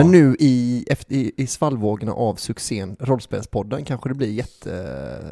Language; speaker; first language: Swedish; native; Swedish